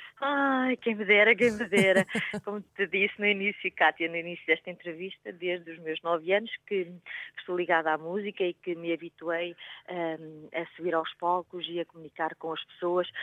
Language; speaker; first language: Portuguese; native; Portuguese